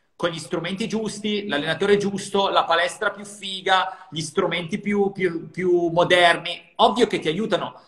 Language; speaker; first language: Italian; native; Italian